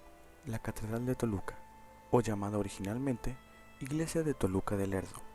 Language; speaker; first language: Spanish; native; Spanish